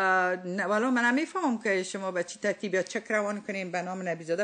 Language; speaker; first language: Persian; native; Persian